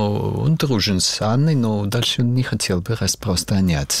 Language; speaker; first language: French; non-native, learner; Russian